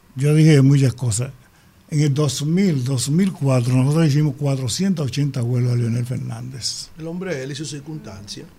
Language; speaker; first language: Spanish; native; Spanish